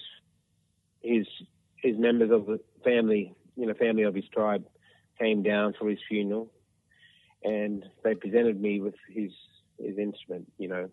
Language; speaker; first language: English; native; English